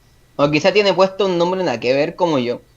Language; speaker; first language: Spanish; native; Spanish